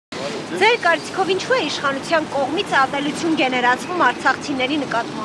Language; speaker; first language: Armenian; native; Armenian